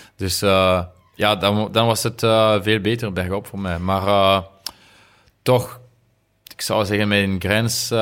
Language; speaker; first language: Dutch; non-native, local second language; French